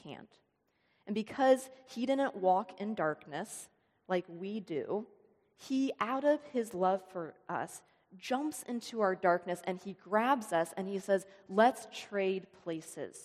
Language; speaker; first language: English; native; English